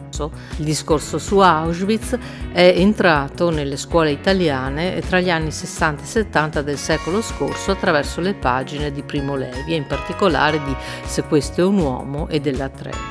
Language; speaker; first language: Italian; native; Italian